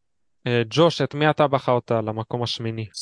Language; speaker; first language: Hebrew; native; Hebrew